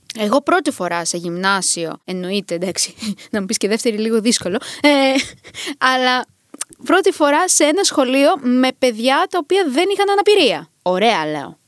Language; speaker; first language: Greek; early bilingual, other home language; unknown